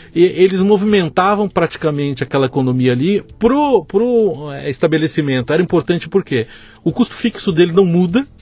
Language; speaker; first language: Portuguese; native; Portuguese